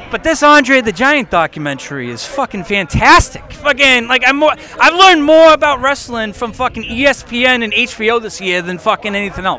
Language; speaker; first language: English; native; English